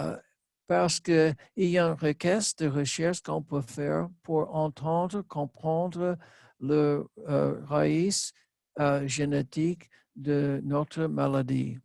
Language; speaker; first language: French; non-native, learner; English